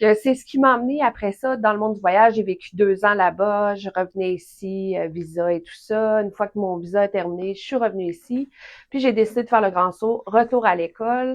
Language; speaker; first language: French; native; French